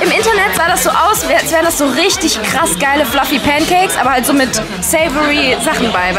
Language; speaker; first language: German; native; German